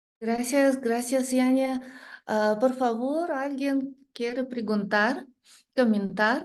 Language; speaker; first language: Spanish; non-native, learner; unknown